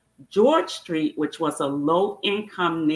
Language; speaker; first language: English; native; English